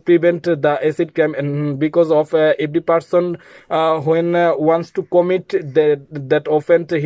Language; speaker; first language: English; non-native, learner; Bangla